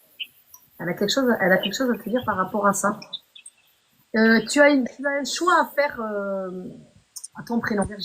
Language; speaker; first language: French; native; French